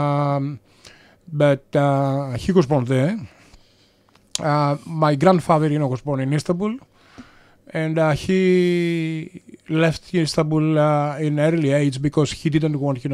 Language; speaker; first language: English; non-native, fluent; Greek